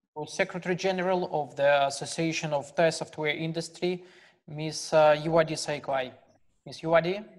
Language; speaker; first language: English; non-native, fluent; Russian